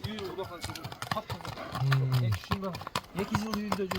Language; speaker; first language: Kyrgyz; native; Kyrgyz